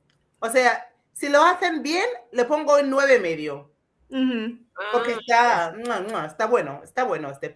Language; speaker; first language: Spanish; non-native, fluent; English